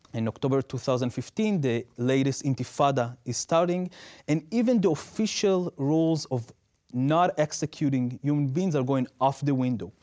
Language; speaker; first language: English; non-native, fluent; Hebrew